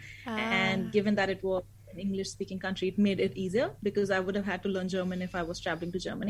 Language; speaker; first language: English; non-native, local second language; Hindi